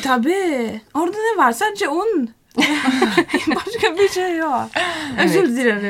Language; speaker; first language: Turkish; non-native, learner; Finnish